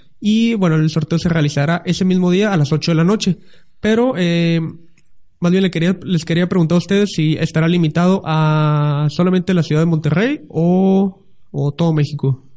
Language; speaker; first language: Spanish; native; Spanish